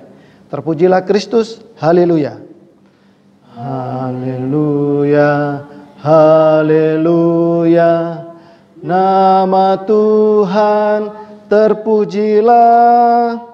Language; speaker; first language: Indonesian; native; Indonesian